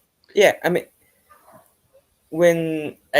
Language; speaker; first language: English; non-native, fluent; Spanish